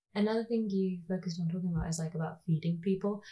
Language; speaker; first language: English; native; English